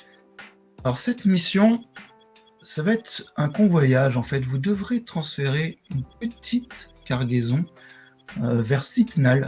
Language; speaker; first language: French; native; French